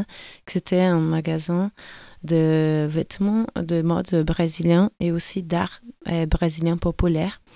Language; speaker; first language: French; non-native, fluent; Portuguese